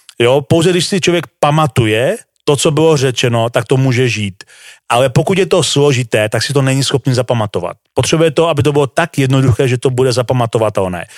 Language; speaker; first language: Czech; native; Czech